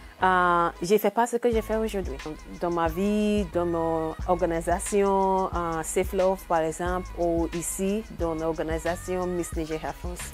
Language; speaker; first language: French; non-native, learner; English